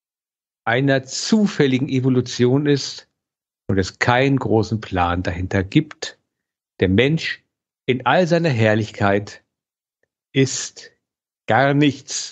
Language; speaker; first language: German; native; German